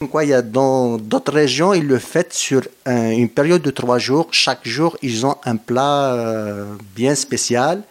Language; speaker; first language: French; non-native, local second language; Kabyle